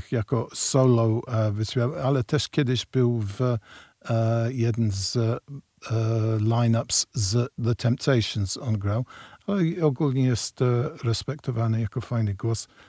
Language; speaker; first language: Polish; early bilingual, heritage; Polish